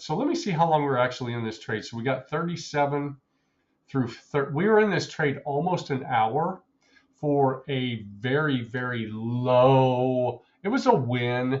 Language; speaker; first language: English; native; English